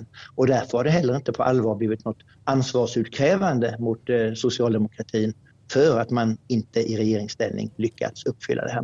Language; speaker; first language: Swedish; native; Swedish